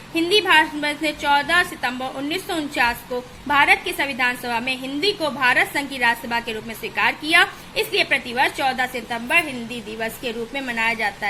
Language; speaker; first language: Hindi; native; Hindi